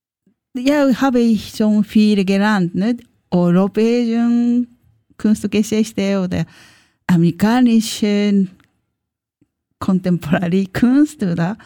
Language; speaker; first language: German; non-native, learner; Japanese